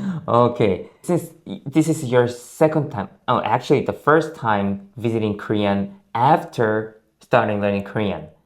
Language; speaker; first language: English; non-native, fluent; Korean